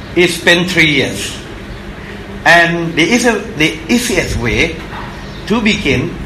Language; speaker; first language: English; non-native, fluent; Thai